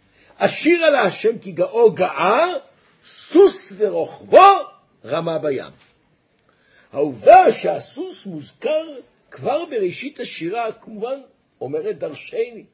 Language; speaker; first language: Hebrew; native; Hebrew